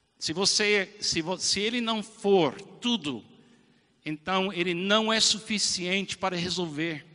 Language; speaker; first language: Portuguese; non-native, fluent; English